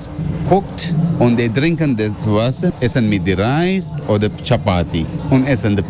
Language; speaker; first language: German; non-native, learner; Sinhala